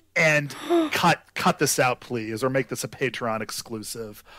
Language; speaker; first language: English; native; English